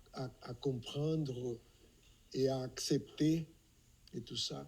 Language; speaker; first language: French; non-native, fluent; Portuguese